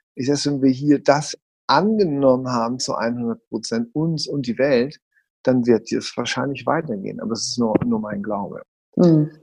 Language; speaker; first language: German; native; German